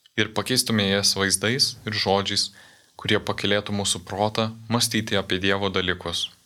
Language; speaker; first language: Lithuanian; native; Lithuanian